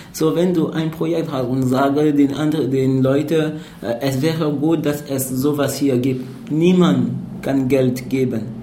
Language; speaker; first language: German; non-native, fluent; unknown